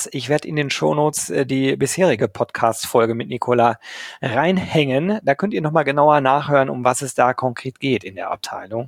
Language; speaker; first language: German; native; German